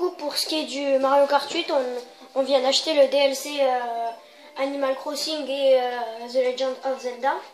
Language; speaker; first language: French; native; French